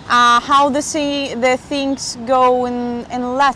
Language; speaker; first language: English; non-native, fluent; Spanish